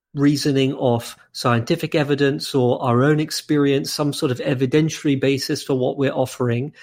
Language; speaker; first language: English; native; English